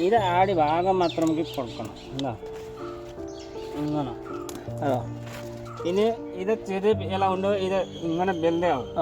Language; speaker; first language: Malayalam; non-native, learner; Nepali